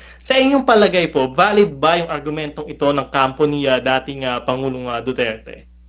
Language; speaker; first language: Filipino; native; Filipino